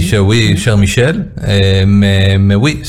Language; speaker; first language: French; non-native, learner; Hebrew